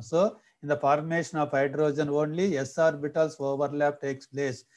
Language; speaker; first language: English; non-native, local second language; Telugu